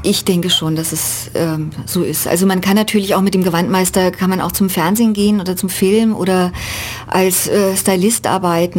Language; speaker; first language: German; native; German